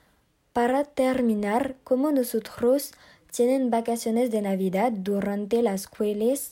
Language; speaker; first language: Spanish; non-native, learner; French